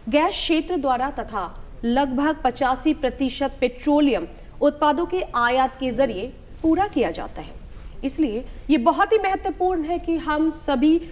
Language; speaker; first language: Hindi; native; Hindi